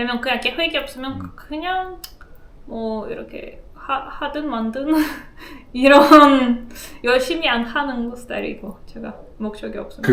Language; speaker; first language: Korean; non-native, fluent; Russian